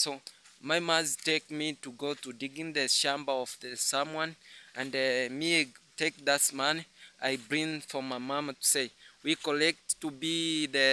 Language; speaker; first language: English; non-native, learner; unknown